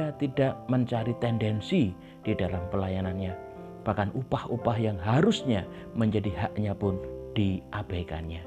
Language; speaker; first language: Indonesian; native; Indonesian